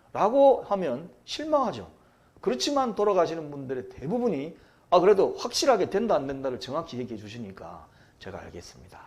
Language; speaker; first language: Korean; native; Korean